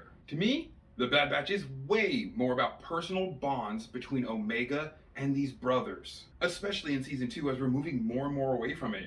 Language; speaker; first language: English; native; English